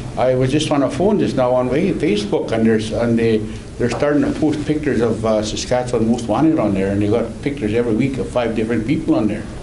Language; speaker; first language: English; native; English